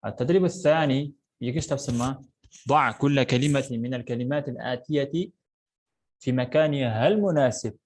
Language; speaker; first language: Arabic; non-native, fluent; Kazakh